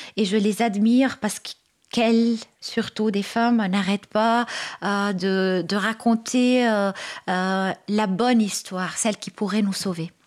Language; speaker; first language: French; non-native, local second language; Arabic